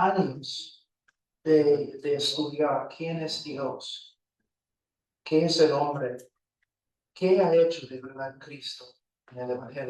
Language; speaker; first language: Spanish; non-native, fluent; English